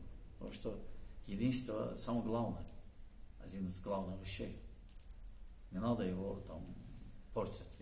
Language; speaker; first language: Russian; non-native, learner; Azerbaijani